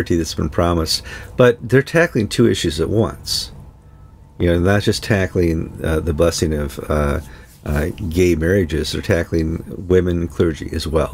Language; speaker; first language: English; native; English